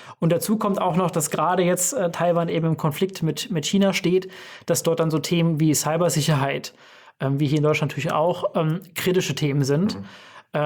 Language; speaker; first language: German; native; German